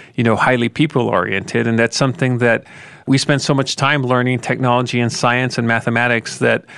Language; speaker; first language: English; native; English